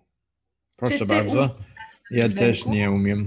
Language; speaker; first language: Polish; non-native, learner; English